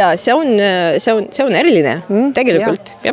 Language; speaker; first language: Estonian; non-native, fluent; Russian